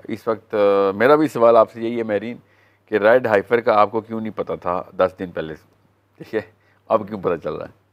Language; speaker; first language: Hindi; native; Hindi